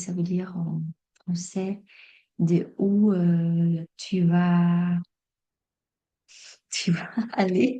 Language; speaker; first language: French; non-native, fluent; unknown